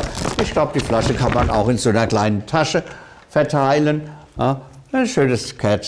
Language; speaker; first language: German; native; German